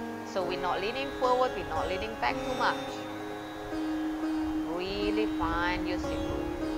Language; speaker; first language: English; non-native, fluent; Indonesian